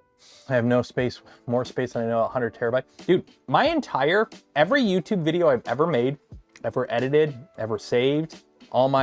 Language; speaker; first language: English; native; English